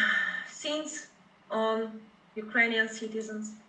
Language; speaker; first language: English; non-native, fluent; Ukrainian